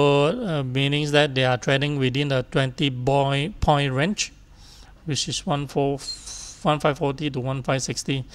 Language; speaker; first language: English; non-native, local second language; Chinese